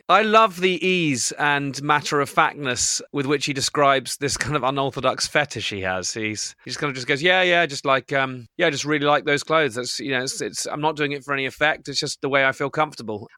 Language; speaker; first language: English; native; English